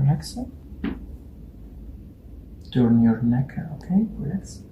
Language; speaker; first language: English; non-native, learner; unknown